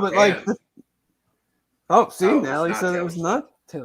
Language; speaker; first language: English; native; English